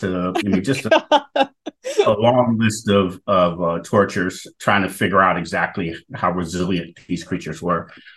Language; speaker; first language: English; native; English